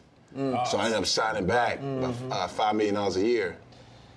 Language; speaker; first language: English; native; English